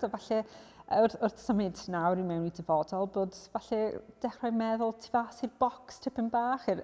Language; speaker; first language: Welsh; non-native, local second language; English